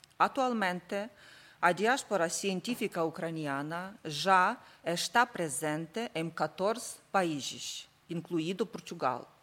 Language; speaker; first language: Portuguese; non-native, learner; Ukrainian